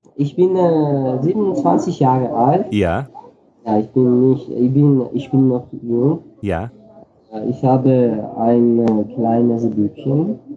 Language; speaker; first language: German; non-native, learner; Armenian